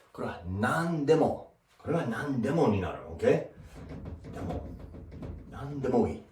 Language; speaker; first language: Japanese; non-native, learner; English